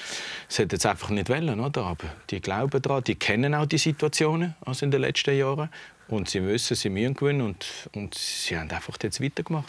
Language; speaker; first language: German; native; German